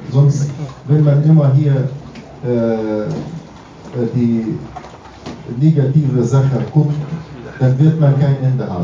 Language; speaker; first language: German; non-native, fluent; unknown